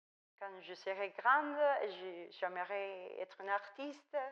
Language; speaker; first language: French; non-native, fluent; Spanish